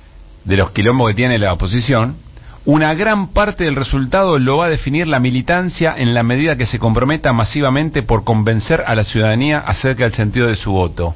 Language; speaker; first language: Spanish; native; Spanish